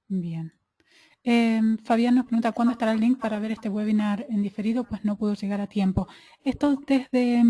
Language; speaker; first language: Spanish; native; Spanish